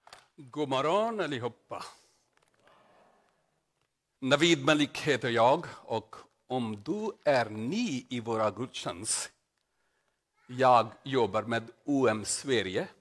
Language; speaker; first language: Swedish; non-native, learner; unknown